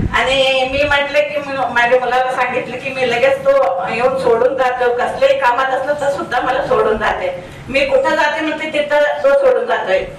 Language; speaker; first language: Marathi; non-native, local second language; Kannada